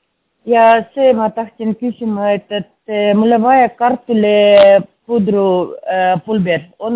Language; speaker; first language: Estonian; non-native, learner; Russian